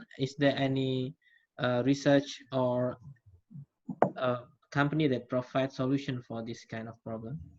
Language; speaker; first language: English; non-native, fluent; Indonesian